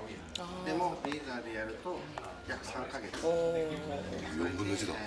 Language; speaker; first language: Japanese; early bilingual, heritage; Japanese